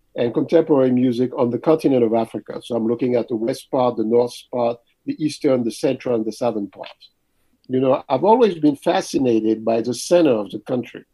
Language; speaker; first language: English; early bilingual, other home language; French